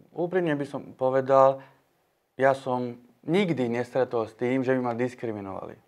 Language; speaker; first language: Slovak; non-native, local second language; Hungarian